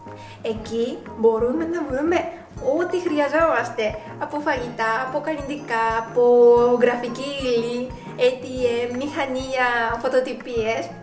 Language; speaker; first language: Greek; non-native, fluent; Japanese